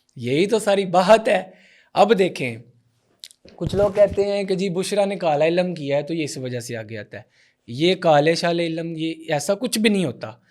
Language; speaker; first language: Urdu; non-native, local second language; Punjabi